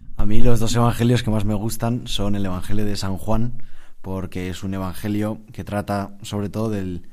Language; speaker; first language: Spanish; native; Spanish